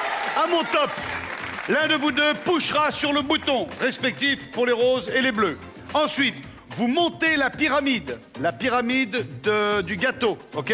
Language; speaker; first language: French; native; French